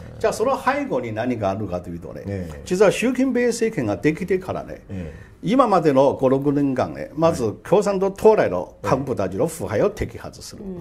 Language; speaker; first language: Japanese; non-native, fluent; Chinese